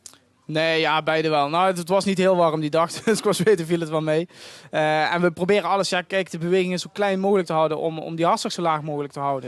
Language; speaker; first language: Dutch; native; Dutch